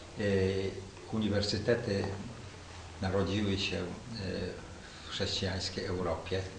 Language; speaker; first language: Polish; native; Polish